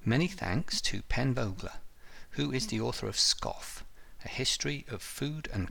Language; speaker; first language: English; native; English